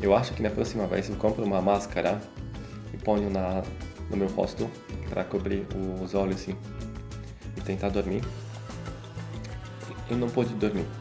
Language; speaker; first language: Portuguese; non-native, fluent; Polish